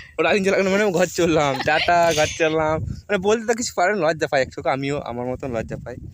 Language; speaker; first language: Bangla; native; Bangla